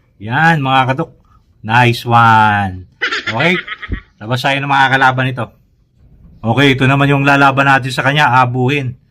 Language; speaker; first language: Filipino; native; Filipino